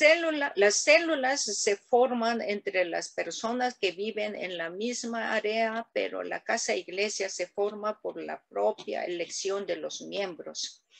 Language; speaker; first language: Spanish; non-native, learner; Korean